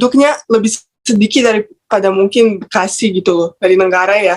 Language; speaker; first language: Indonesian; non-native, fluent; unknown